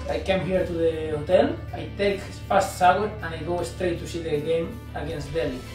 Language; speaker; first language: English; non-native, learner; Spanish